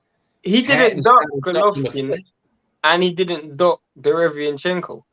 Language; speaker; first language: English; native; English